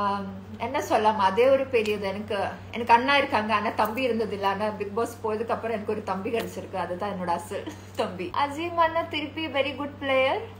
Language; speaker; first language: Tamil; non-native, learner; Malayalam